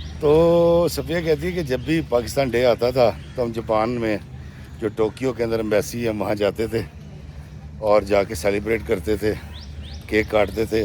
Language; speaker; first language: Urdu; native; Urdu